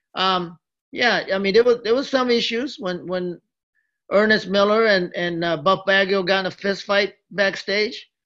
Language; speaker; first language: English; early bilingual, other home language; Japanese